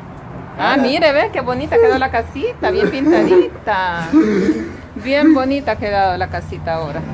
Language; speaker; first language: Spanish; native; Spanish